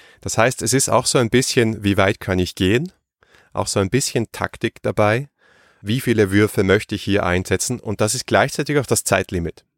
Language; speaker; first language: German; native; German